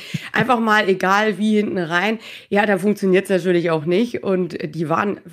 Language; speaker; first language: German; native; German